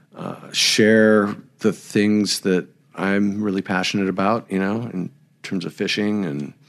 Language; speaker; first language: English; native; English